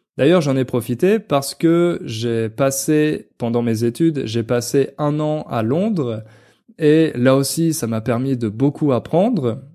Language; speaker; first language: French; native; French